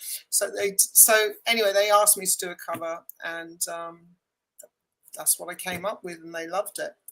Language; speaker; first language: English; native; English